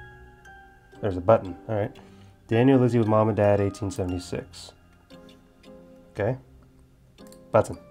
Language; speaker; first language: English; native; English